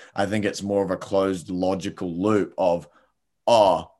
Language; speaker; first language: English; native; English